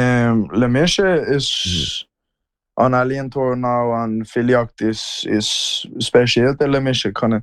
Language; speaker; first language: Irish; non-native, learner; English